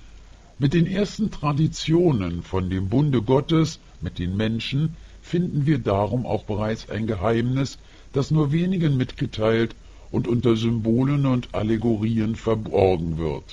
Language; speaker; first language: German; native; German